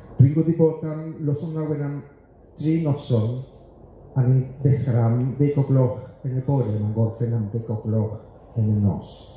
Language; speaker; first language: Welsh; non-native, fluent; Spanish